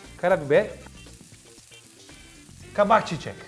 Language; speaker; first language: Turkish; non-native, learner; Italian